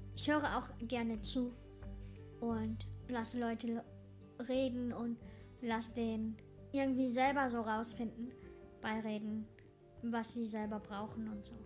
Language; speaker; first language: German; non-native, local second language; English